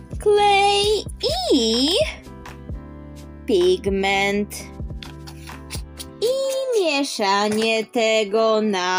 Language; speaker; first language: Polish; early bilingual, heritage; Polish